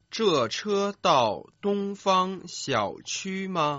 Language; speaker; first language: Chinese; non-native, learner; Croatian